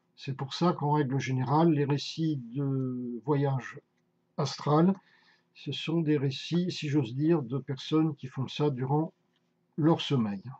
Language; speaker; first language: French; native; French